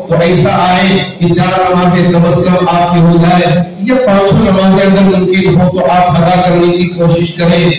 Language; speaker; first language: Urdu; native; Urdu